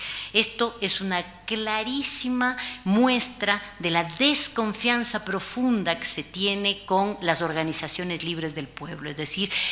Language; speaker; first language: Spanish; native; Spanish